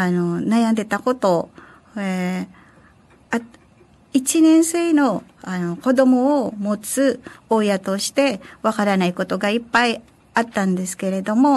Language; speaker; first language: Japanese; non-native, fluent; Filipino